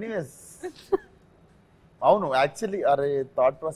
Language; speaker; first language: Telugu; native; Telugu